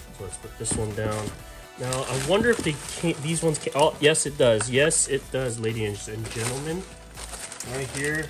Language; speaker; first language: English; native; English